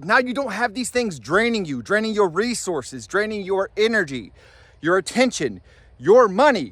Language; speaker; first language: English; native; English